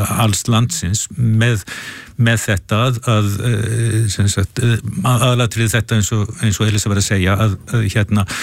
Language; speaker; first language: Icelandic; native; Icelandic